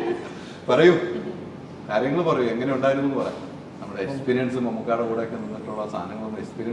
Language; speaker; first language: Malayalam; native; Malayalam